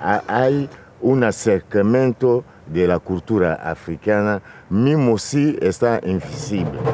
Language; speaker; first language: Spanish; non-native, fluent; Lingala